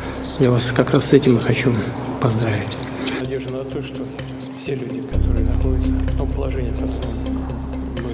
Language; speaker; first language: Russian; native; Russian